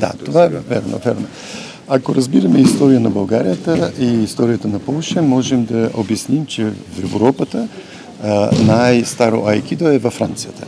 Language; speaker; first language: Bulgarian; non-native, learner; Polish